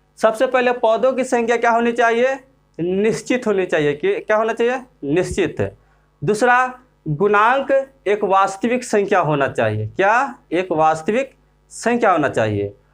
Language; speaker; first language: Hindi; native; Hindi